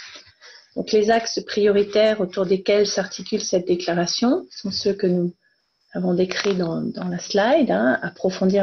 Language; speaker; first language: French; native; French